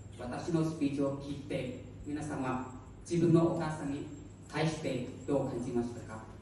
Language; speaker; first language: Japanese; non-native, learner; Hmong